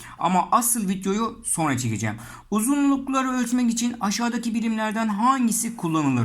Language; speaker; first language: Turkish; native; Turkish